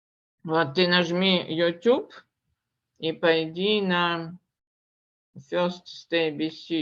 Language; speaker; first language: Russian; native; Russian